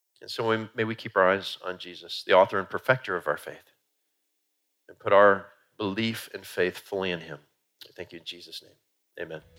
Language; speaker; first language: English; native; English